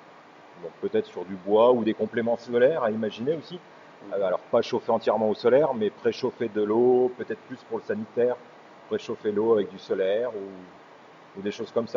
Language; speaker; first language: French; native; French